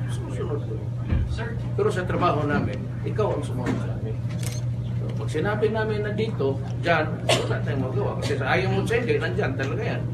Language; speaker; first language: Filipino; non-native, local second language; Cebuano